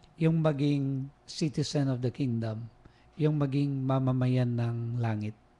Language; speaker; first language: Filipino; non-native, local second language; Iloko